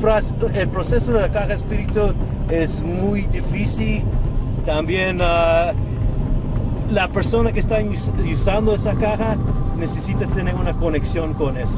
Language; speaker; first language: Spanish; early bilingual, heritage; Spanish